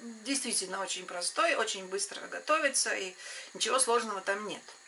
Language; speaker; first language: Russian; non-native, local second language; Latvian